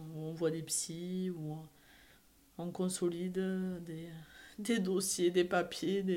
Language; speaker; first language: French; native; French